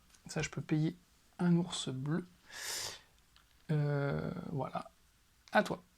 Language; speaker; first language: French; native; French